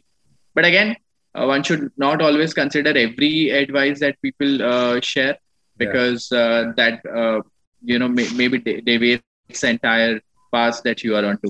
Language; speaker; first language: English; non-native, local second language; Punjabi